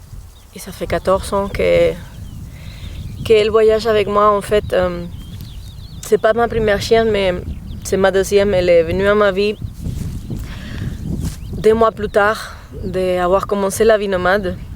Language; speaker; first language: French; non-native, fluent; Spanish